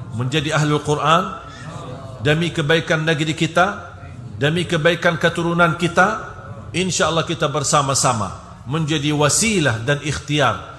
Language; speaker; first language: Malay; non-native, fluent; Arabic